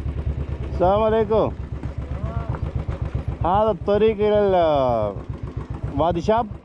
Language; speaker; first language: Arabic; non-native, learner; Malayalam